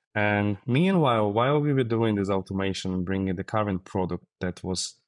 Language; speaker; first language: English; non-native, fluent; Russian